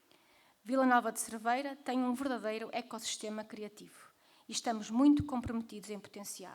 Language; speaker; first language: Portuguese; native; Portuguese